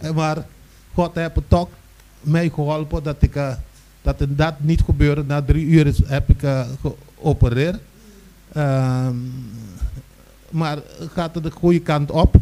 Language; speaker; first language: Dutch; non-native, local second language; Papiamento